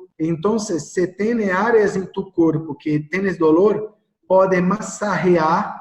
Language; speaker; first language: Spanish; non-native, learner; Portuguese